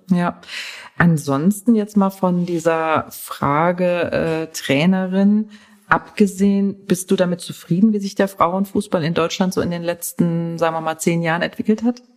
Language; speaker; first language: German; native; German